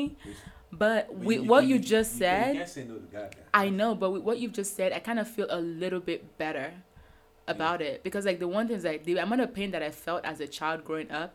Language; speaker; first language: English; non-native, local second language; Yoruba